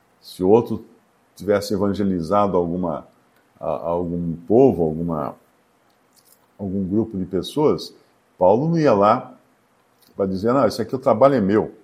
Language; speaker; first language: Portuguese; native; Portuguese